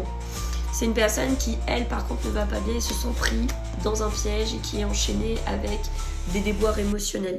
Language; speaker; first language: French; native; French